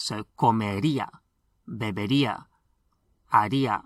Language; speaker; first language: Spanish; non-native, fluent; English